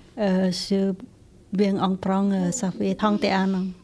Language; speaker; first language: French; non-native, learner; Vietnamese